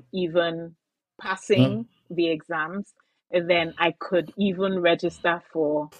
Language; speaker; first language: English; non-native, local second language; Igbo